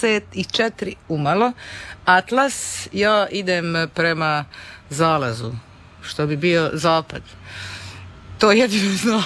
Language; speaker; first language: Serbian; native; Serbian